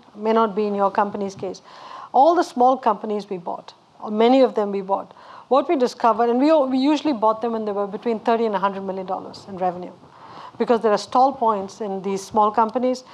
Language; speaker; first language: English; non-native, local second language; Tamil